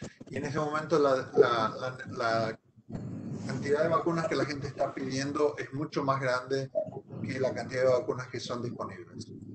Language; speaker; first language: Spanish; native; Spanish